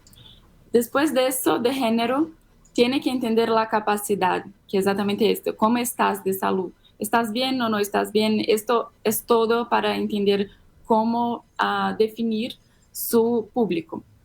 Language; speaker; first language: Spanish; non-native, fluent; Portuguese